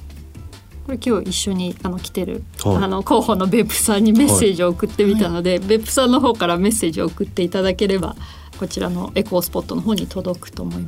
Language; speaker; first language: Japanese; native; Japanese